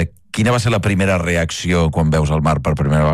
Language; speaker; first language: Catalan; native; Catalan